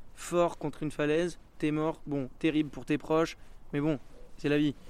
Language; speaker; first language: French; native; French